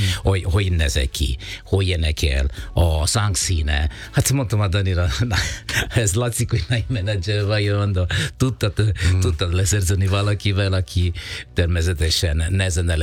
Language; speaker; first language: Hungarian; non-native, fluent; Italian